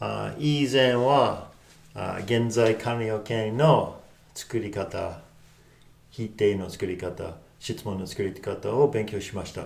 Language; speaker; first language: Japanese; non-native, fluent; English